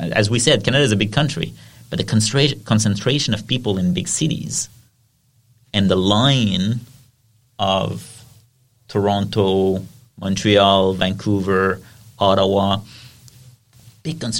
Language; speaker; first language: English; non-native, fluent; French